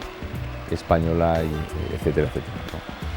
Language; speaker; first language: Spanish; native; Spanish